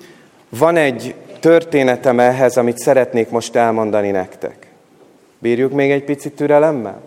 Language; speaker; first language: Hungarian; native; Hungarian